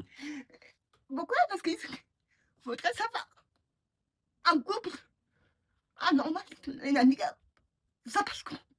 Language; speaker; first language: French; non-native, learner; Mongolian